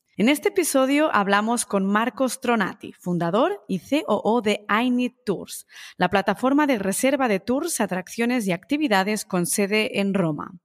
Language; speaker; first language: Spanish; native; Spanish